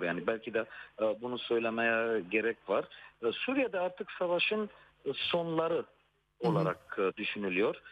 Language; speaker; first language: Turkish; non-native, fluent; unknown